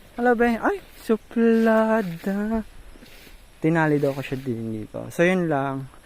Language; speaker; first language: Filipino; non-native, local second language; Bikol